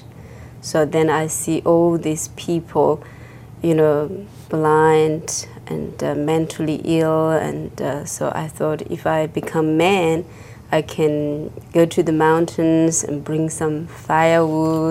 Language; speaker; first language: English; non-native, fluent; Chinese